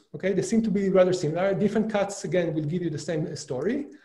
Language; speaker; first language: English; non-native, fluent; Hebrew